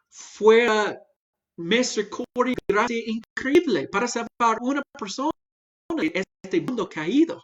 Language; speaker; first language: Spanish; non-native, fluent; English